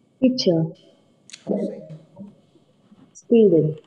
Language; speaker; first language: English; non-native, learner; Vietnamese